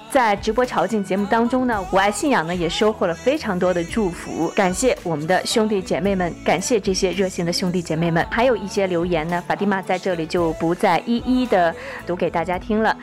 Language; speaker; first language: Chinese; native; Chinese